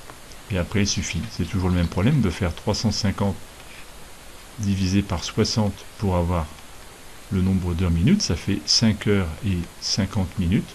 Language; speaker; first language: French; native; French